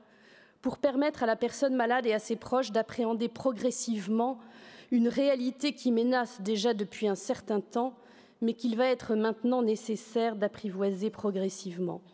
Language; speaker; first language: French; native; French